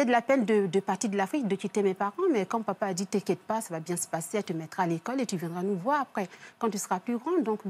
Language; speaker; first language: French; early bilingual, other home language; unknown